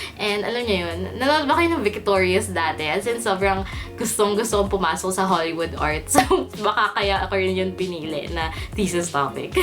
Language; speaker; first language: Filipino; native; Filipino